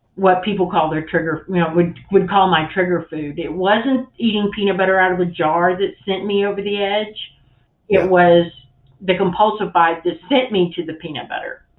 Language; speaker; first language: English; native; English